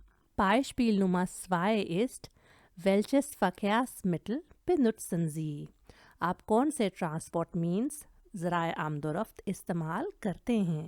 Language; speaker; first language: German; non-native, fluent; Urdu